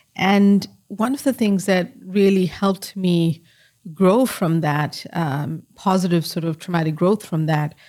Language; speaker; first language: English; native; English